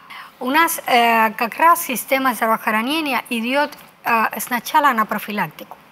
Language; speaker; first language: Russian; non-native, fluent; Spanish